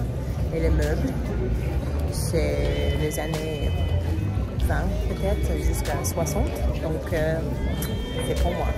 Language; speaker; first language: French; non-native, learner; English